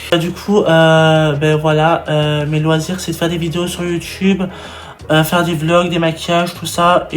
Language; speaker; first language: French; native; French